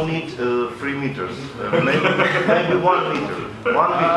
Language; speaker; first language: English; non-native, local second language; Latvian